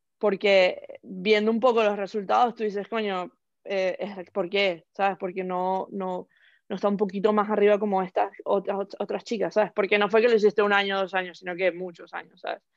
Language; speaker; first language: Spanish; native; Spanish